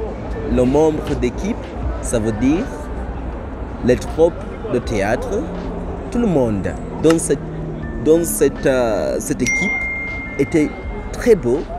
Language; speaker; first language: French; non-native, learner; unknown